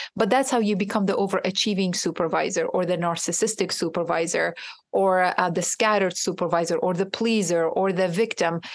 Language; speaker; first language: English; non-native, fluent; Arabic